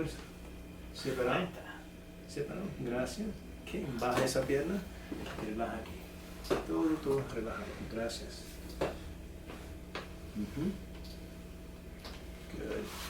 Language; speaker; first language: Spanish; early bilingual, heritage; English